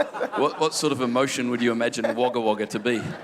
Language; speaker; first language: English; native; English